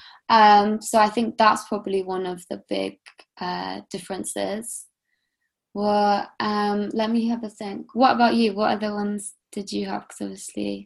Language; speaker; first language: English; native; English